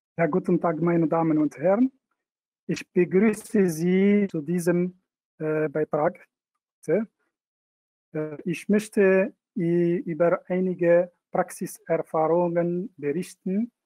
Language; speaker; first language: German; non-native, fluent; Arabic